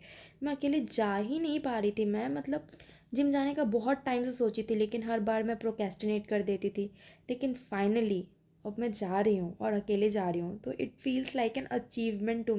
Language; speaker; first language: Hindi; native; Hindi